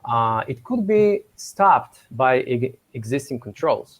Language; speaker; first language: English; non-native, fluent; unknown